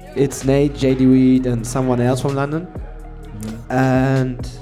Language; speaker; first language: English; non-native, fluent; German